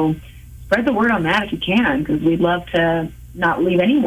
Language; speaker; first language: English; native; English